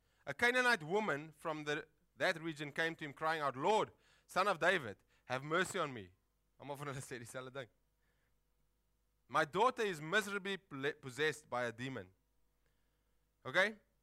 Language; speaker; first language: English; non-native, local second language; Afrikaans